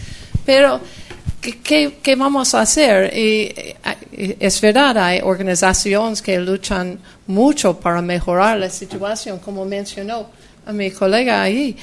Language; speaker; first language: Spanish; non-native, fluent; English